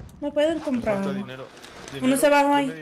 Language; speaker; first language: Spanish; early bilingual, other home language; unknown